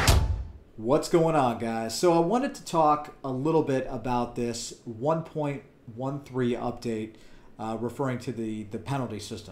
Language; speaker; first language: English; native; English